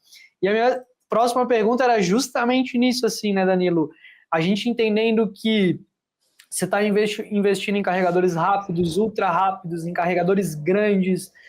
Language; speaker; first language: Portuguese; native; Portuguese